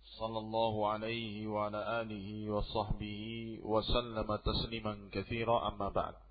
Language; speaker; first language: Arabic; non-native, fluent; Indonesian